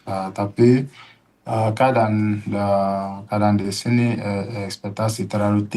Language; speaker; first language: Indonesian; non-native, fluent; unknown